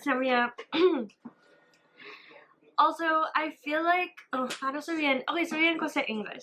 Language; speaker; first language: Filipino; early bilingual, heritage; English